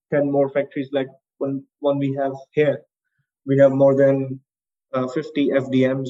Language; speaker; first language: English; non-native, local second language; Urdu